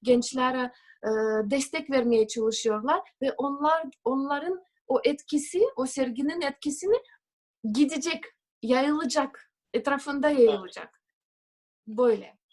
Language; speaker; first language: Turkish; non-native, fluent; Russian